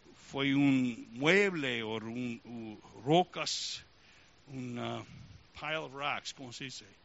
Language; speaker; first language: Spanish; non-native, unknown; English